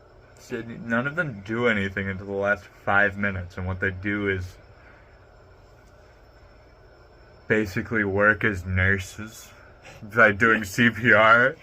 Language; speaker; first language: English; native; English